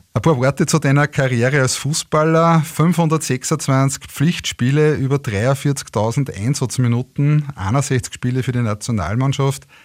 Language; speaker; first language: German; native; German